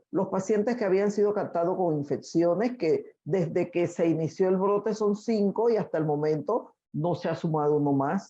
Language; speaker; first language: Spanish; native; Spanish